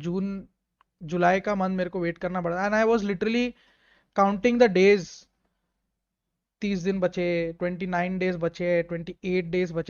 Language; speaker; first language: Hindi; native; Hindi